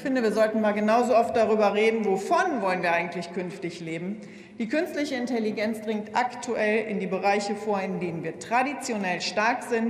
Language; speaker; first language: German; native; German